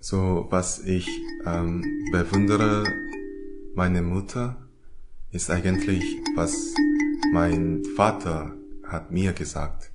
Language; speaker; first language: German; non-native, learner; Korean